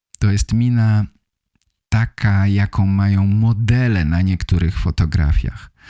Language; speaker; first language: Polish; native; Polish